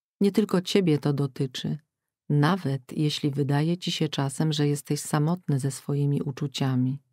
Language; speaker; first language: Polish; native; Polish